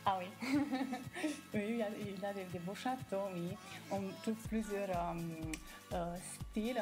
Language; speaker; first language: French; non-native, fluent; Romanian